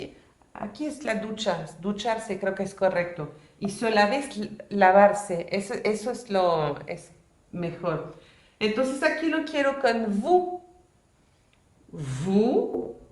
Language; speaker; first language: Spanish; non-native, fluent; French